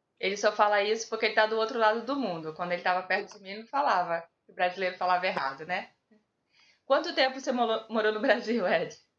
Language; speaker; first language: Portuguese; native; Portuguese